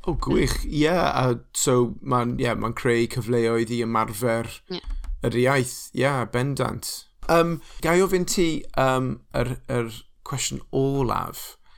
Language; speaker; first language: Welsh; non-native, local second language; English